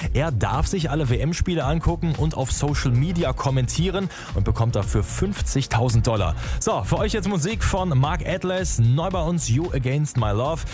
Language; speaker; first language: German; native; German